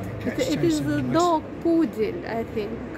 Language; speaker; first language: English; non-native, learner; Russian